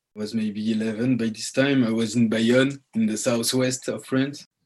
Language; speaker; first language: English; early bilingual, heritage; French